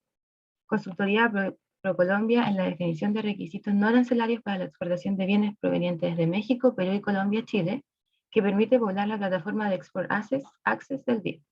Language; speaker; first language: Spanish; native; Spanish